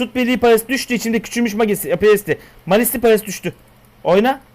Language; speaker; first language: Turkish; native; Turkish